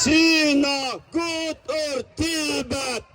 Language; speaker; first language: Swedish; non-native, learner; Uyghur